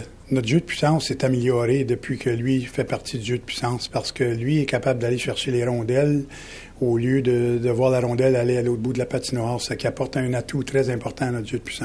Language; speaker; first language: French; native; French